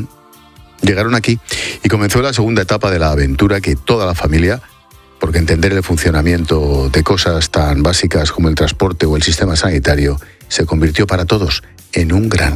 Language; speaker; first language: Spanish; native; Spanish